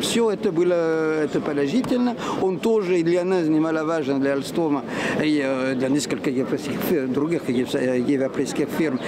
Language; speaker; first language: Russian; non-native, fluent; French